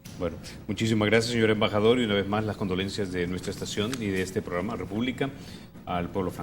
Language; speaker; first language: Spanish; native; Spanish